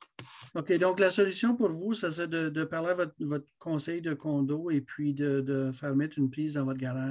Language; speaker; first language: French; native; French